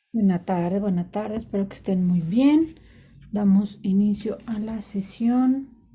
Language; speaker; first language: Spanish; native; Spanish